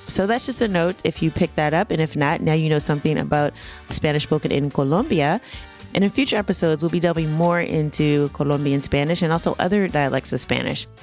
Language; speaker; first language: English; native; English